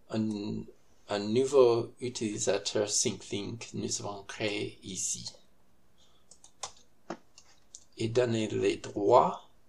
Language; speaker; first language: French; non-native, fluent; English